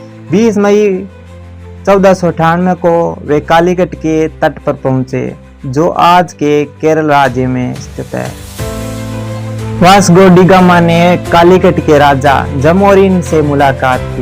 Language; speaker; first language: Hindi; native; Hindi